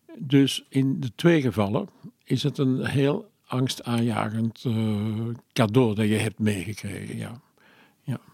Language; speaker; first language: Dutch; non-native, local second language; French